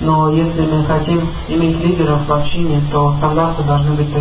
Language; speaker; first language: Russian; native; Russian